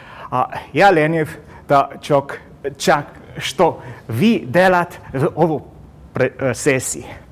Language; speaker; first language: Russian; non-native, learner; Romanian